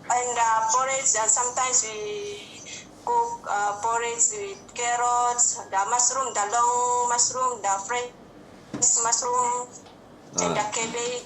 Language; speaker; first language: English; non-native, learner; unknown